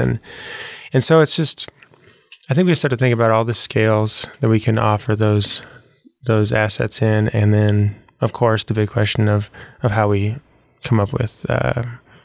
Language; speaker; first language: English; native; English